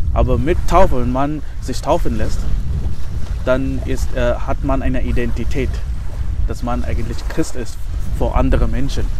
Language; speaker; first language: German; non-native, fluent; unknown